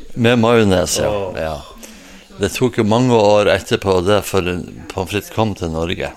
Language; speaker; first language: Norwegian; native; Norwegian